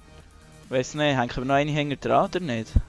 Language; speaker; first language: German; native; German